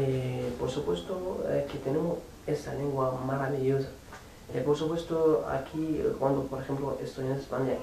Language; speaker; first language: Spanish; non-native, learner; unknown